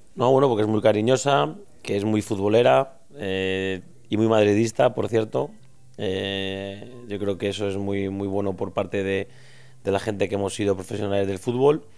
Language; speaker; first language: Spanish; native; Spanish